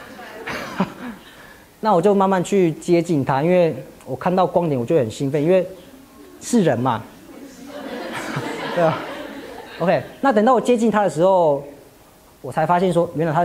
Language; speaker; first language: Chinese; native; Chinese